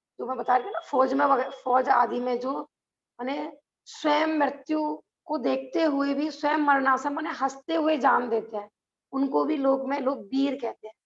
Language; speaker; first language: Hindi; native; Hindi